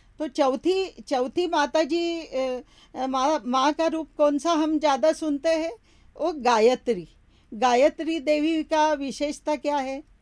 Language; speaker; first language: Hindi; non-native, local second language; Marathi